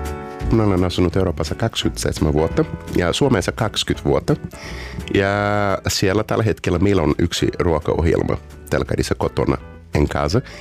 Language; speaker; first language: Finnish; non-native, learner; Portuguese